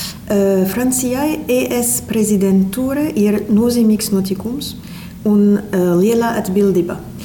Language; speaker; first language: Latvian; non-native, learner; French